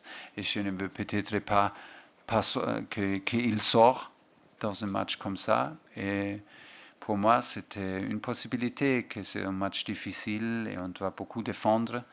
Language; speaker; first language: French; non-native, fluent; German